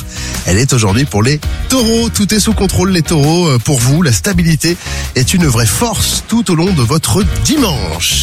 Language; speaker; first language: French; native; French